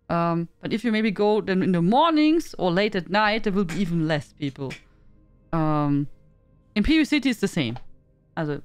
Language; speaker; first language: English; non-native, fluent; German